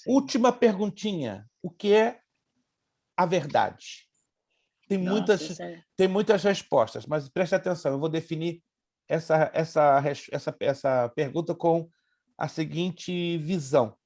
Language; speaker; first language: Portuguese; native; Portuguese